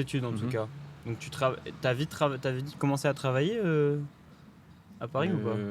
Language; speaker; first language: French; native; French